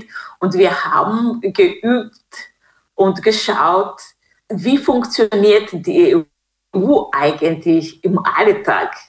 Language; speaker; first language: German; non-native, fluent; Kinyarwanda